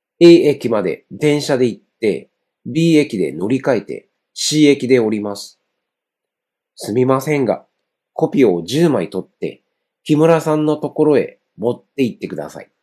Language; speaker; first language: Japanese; non-native, fluent; Chinese